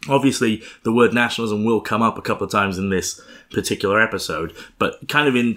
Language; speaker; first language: English; native; English